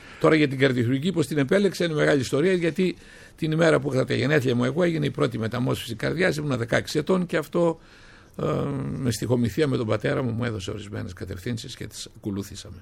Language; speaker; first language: Greek; native; Greek